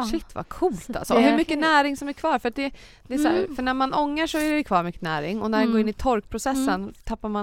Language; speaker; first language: Swedish; native; Swedish